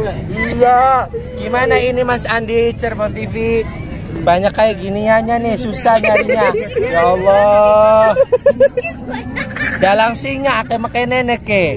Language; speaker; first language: Indonesian; native; Indonesian